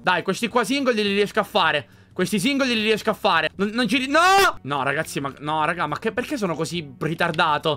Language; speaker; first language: Italian; native; Italian